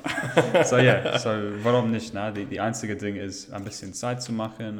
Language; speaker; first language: German; non-native, fluent; English